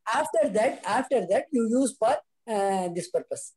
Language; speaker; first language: English; non-native, learner; Tamil